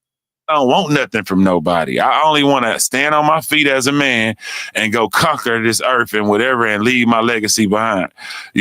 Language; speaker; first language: English; native; English